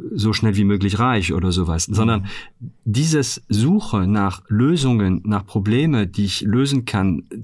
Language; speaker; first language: German; non-native, fluent; French